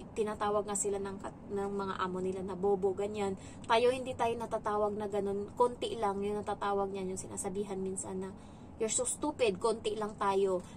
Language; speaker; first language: Filipino; native; Filipino